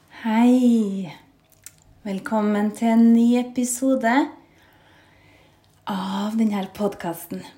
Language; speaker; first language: Norwegian; native; Norwegian